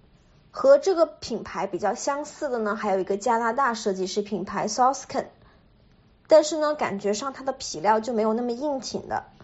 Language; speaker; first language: Chinese; native; Chinese